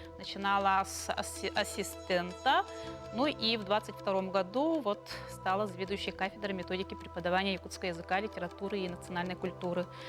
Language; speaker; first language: Russian; non-native, local second language; Yakut